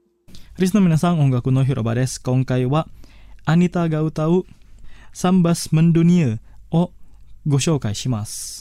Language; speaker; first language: Japanese; non-native, fluent; Indonesian